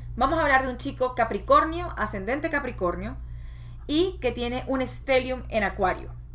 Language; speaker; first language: Spanish; native; Spanish